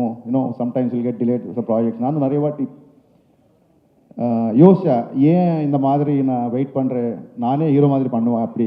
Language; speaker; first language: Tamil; non-native, learner; Telugu